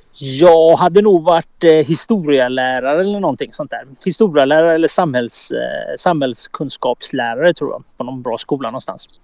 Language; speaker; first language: Swedish; native; Swedish